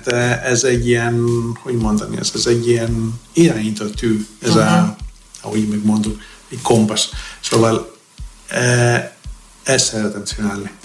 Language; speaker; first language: Hungarian; non-native, fluent; Greek